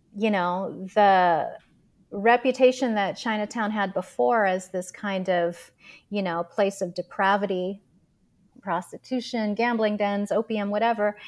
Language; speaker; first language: English; early bilingual, other home language; Filipino